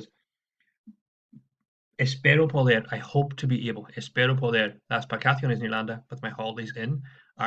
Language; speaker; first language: Spanish; non-native, fluent; English